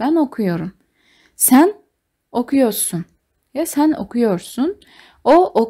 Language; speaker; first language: Turkish; non-native, fluent; Kazakh